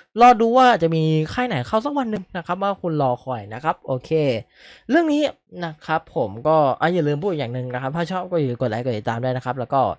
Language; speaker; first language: Thai; native; Thai